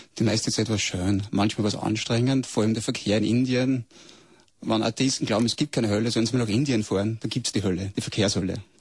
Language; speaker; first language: German; native; German